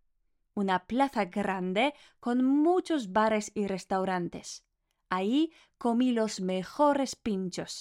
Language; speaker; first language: Spanish; non-native, fluent; Polish